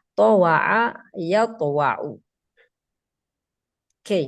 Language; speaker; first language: Arabic; non-native, fluent; Indonesian